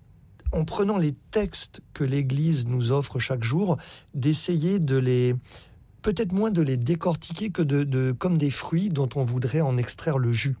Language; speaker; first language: French; native; French